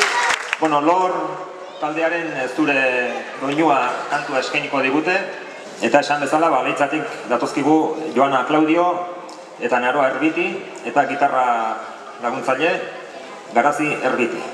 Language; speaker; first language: Basque; native; Basque